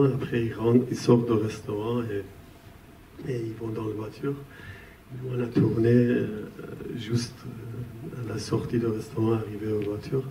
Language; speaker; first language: French; non-native, fluent; Persian